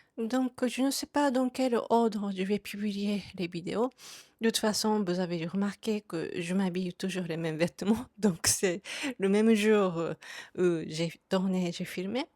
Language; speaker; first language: French; non-native, fluent; Japanese